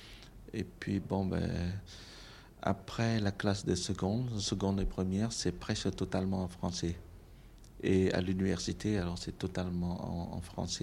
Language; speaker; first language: French; non-native, local second language; Khmer